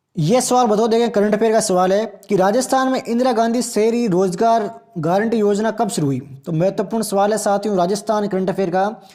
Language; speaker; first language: Hindi; native; Hindi